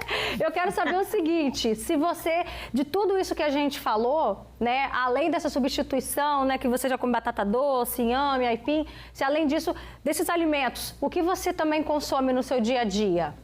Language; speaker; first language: Portuguese; native; Portuguese